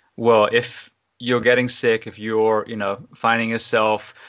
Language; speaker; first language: English; native; English